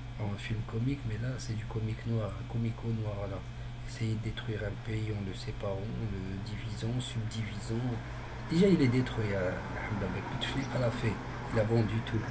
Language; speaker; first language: French; non-native, local second language; Arabic